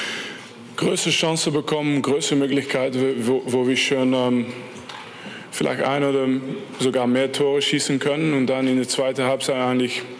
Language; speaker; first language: German; non-native, fluent; French